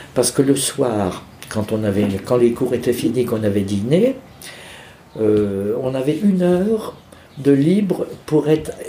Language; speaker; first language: French; native; French